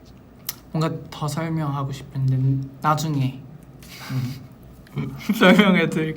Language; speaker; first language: Korean; non-native, local second language; Filipino